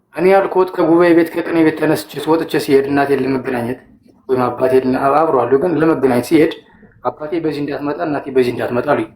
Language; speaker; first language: Amharic; native; Amharic